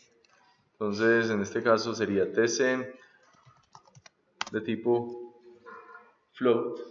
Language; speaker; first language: Spanish; native; Spanish